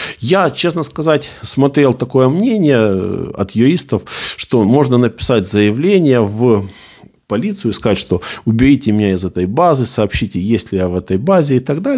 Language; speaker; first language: Russian; native; Russian